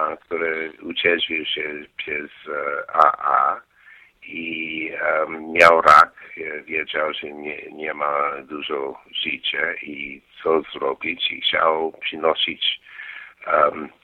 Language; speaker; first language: Polish; non-native, learner; English